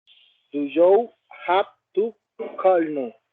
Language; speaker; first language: English; non-native, learner; Spanish